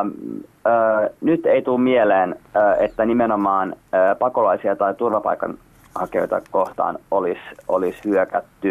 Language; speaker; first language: Finnish; native; Finnish